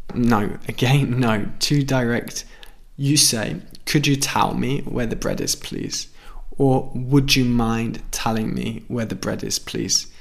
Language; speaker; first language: English; native; English